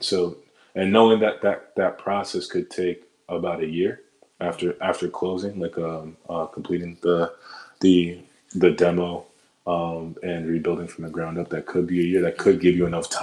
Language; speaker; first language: English; native; English